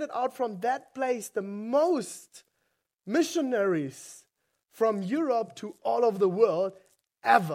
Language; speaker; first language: English; non-native, fluent; German